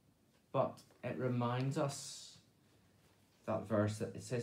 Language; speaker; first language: English; native; English